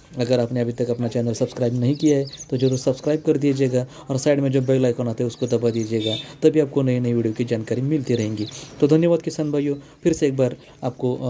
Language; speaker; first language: Hindi; non-native, local second language; Marathi